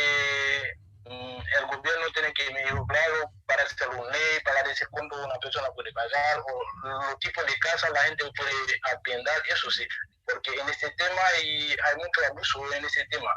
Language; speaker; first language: Spanish; non-native, learner; Haitian Creole